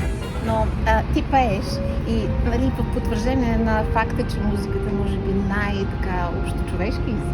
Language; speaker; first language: Bulgarian; native; Bulgarian